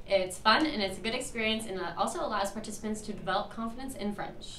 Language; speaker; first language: English; native; English